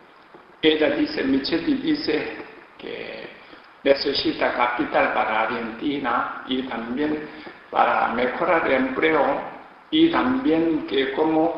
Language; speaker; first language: Spanish; non-native, learner; Korean